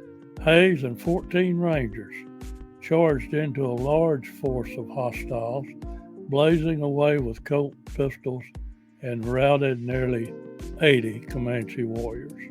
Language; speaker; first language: English; native; English